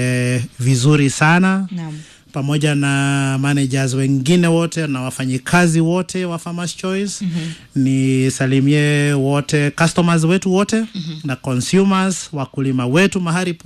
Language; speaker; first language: Swahili; non-native, local second language; Kikuyu